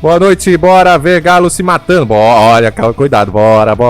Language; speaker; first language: Portuguese; native; Portuguese